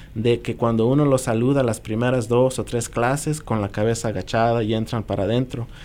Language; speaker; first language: Spanish; native; Spanish